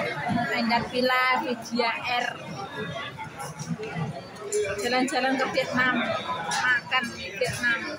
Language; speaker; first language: Indonesian; non-native, local second language; Javanese